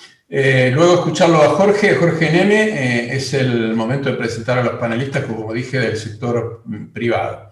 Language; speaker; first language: Spanish; native; Spanish